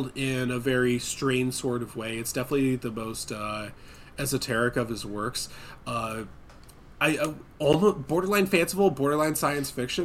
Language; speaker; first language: English; native; English